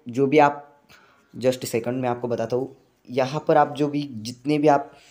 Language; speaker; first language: Hindi; non-native, local second language; Marathi